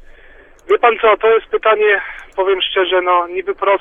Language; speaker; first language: Polish; native; Polish